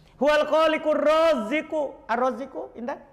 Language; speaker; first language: Indonesian; native; Indonesian